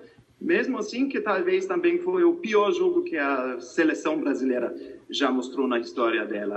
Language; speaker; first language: Portuguese; non-native, fluent; German